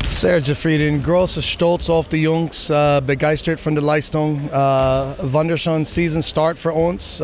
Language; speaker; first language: German; non-native, learner; English